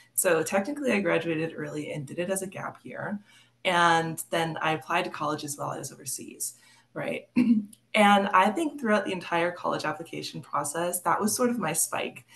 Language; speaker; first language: English; native; English